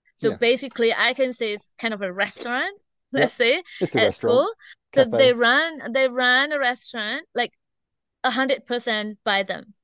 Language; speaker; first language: English; non-native, fluent; Indonesian